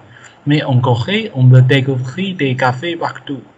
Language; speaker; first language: French; non-native, learner; Chinese